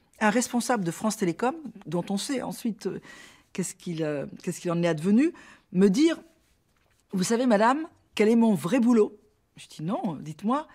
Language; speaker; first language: French; native; French